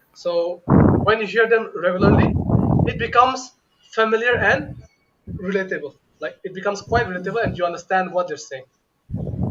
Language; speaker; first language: English; non-native, local second language; Bangla